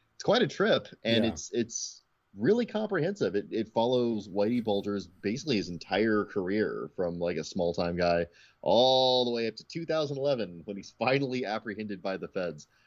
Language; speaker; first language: English; native; English